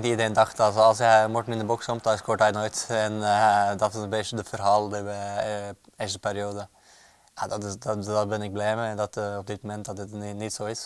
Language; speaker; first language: Dutch; non-native, fluent; Norwegian